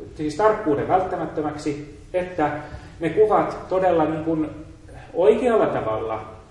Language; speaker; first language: Finnish; native; Finnish